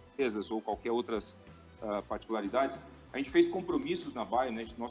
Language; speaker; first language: Portuguese; native; Portuguese